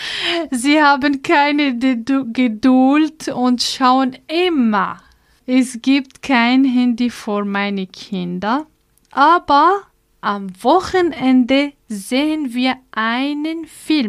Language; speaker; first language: German; non-native, learner; Arabic